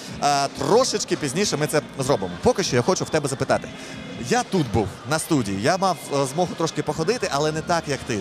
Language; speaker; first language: Ukrainian; native; Ukrainian